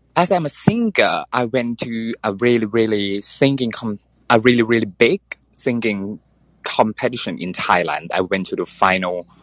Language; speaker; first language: English; non-native, fluent; Thai